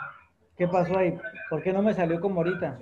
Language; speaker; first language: Spanish; native; Spanish